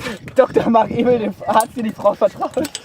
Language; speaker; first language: German; native; German